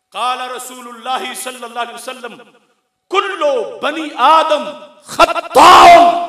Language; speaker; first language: Urdu; non-native, local second language; Punjabi